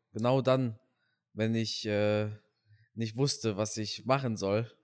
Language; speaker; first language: German; native; German